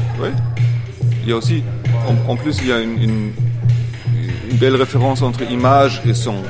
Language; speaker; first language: French; non-native, fluent; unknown